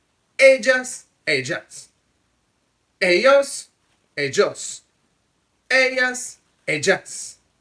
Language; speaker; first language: Spanish; non-native, fluent; French